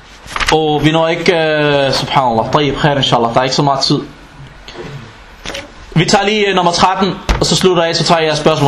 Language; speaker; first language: Danish; non-native, fluent; Arabic